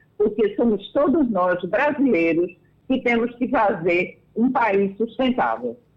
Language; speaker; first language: Portuguese; early bilingual, other home language; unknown